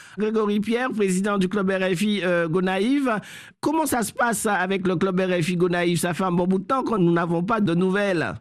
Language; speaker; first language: French; native; French